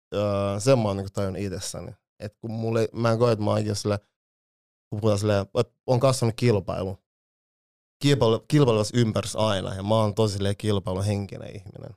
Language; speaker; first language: Finnish; early bilingual, other home language; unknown